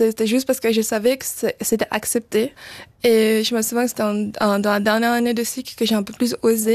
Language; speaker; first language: French; early bilingual, other home language; Portuguese